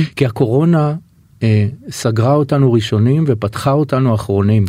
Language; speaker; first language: Hebrew; native; Hebrew